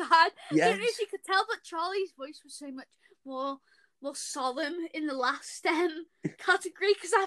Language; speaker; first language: English; native; English